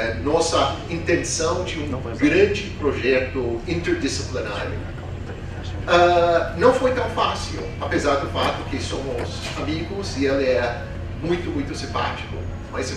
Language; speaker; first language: Portuguese; non-native, fluent; English